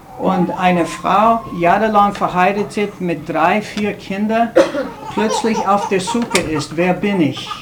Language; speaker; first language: German; non-native, fluent; English